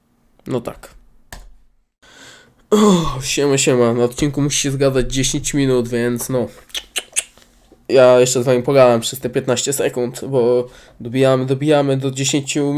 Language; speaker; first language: Polish; native; Polish